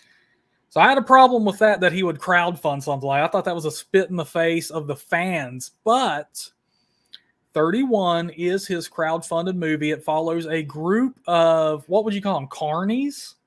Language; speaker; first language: English; native; English